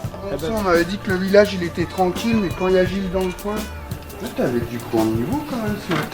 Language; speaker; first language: French; native; French